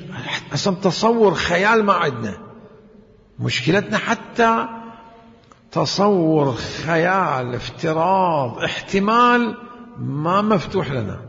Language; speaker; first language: Arabic; native; Arabic